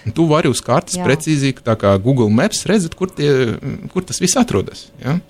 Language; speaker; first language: Latvian; non-native, local second language; Russian